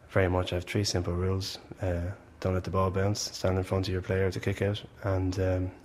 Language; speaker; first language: English; native; English